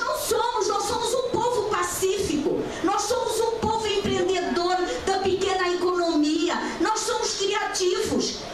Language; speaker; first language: Portuguese; native; Portuguese